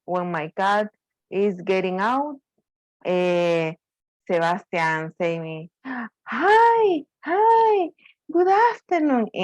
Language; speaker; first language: English; non-native, learner; Spanish